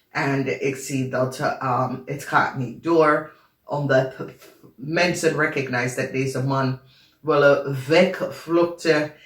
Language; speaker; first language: Dutch; non-native, learner; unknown